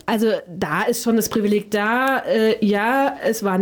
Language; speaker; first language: German; native; German